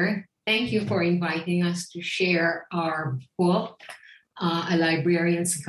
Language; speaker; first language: English; non-native, local second language; Filipino